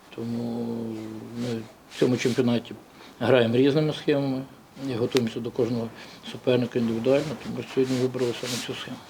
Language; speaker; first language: Ukrainian; native; Ukrainian